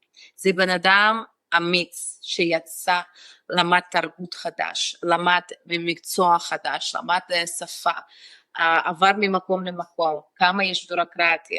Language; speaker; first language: Hebrew; non-native, fluent; Russian